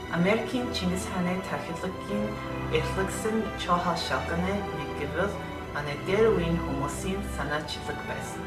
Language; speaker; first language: Mongolian; early bilingual, heritage; Mongolian